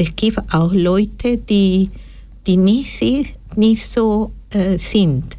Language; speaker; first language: German; non-native, fluent; Spanish